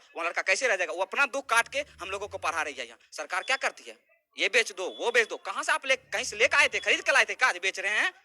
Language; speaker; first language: Hindi; native; Hindi